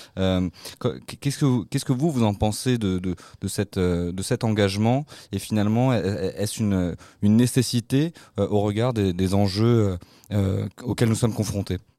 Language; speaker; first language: French; native; French